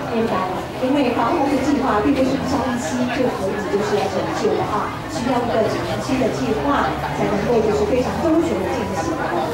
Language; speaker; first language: Chinese; native; Chinese